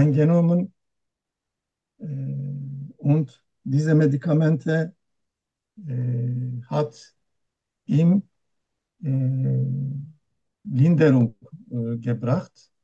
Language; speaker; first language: German; non-native, learner; Turkish